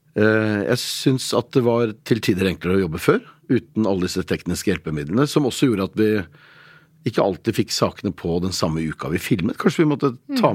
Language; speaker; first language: Norwegian; native; Norwegian